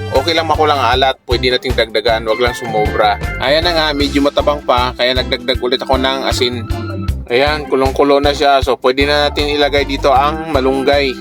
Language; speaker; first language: Filipino; non-native, local second language; Cebuano